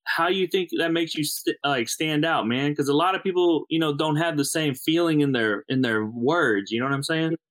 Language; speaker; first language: English; native; English